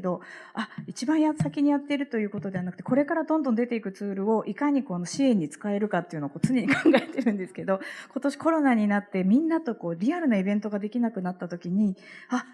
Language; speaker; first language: Japanese; native; Japanese